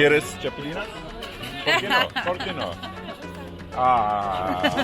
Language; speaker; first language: Spanish; non-native, learner; Turkish